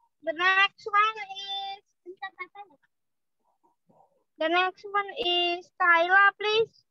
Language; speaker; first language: English; non-native, learner; Indonesian